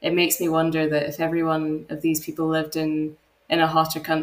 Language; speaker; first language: English; native; English